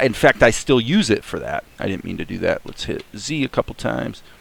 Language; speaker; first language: English; native; English